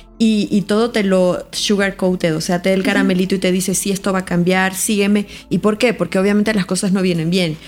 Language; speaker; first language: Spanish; native; Spanish